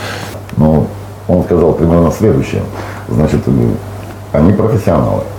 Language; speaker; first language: Russian; native; Russian